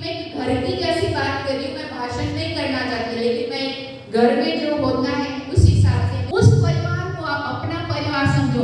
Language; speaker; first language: Hindi; non-native, local second language; Gujarati